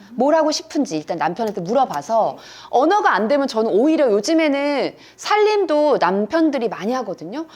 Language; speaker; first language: Korean; native; Korean